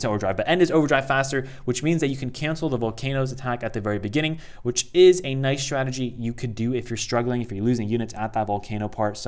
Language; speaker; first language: English; native; English